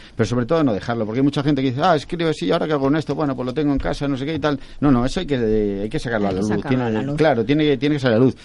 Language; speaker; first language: Spanish; native; Spanish